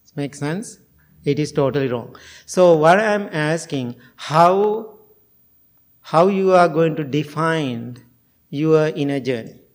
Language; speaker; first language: English; non-native, fluent; Sinhala